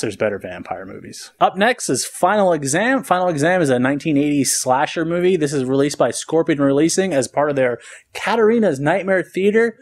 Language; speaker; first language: English; native; English